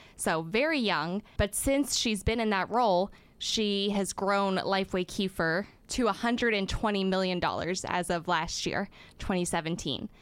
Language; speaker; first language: English; native; English